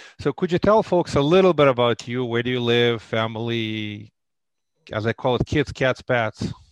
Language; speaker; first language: English; non-native, fluent; Russian